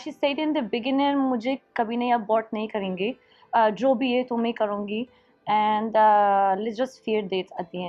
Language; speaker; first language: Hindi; non-native, learner; Arabic